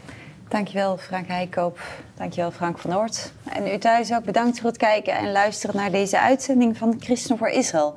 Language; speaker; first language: Dutch; native; Dutch